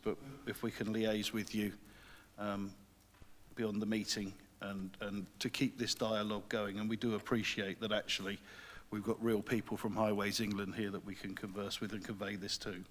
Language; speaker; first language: English; native; English